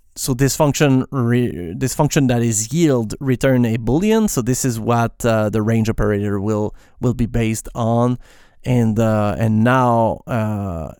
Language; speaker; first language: English; non-native, fluent; French